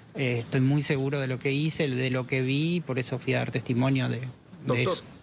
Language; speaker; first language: Spanish; native; Spanish